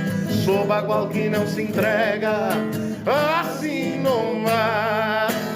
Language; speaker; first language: Portuguese; native; Portuguese